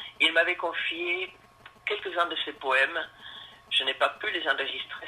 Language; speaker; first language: French; non-native, fluent; Spanish